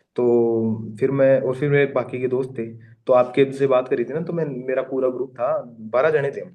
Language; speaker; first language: Hindi; native; Hindi